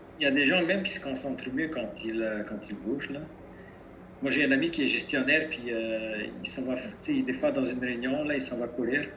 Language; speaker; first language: French; native; French